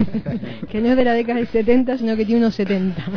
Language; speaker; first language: Spanish; native; Spanish